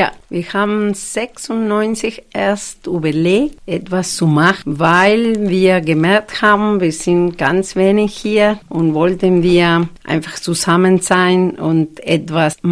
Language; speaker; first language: German; non-native, fluent; Spanish